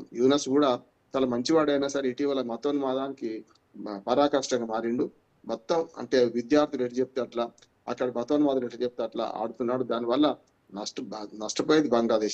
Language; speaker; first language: Telugu; native; Telugu